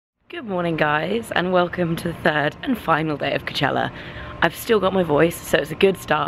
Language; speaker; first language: English; native; English